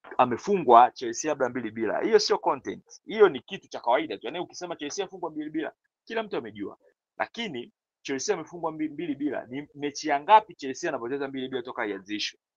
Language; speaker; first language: Swahili; native; Swahili